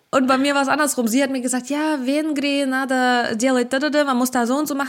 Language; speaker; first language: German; early bilingual, other home language; Russian